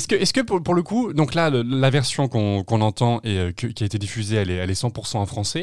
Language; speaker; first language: French; native; French